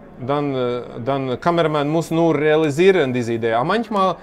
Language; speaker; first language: German; non-native, learner; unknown